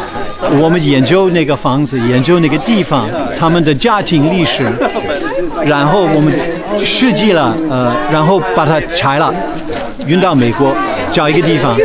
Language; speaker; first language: Chinese; non-native, fluent; English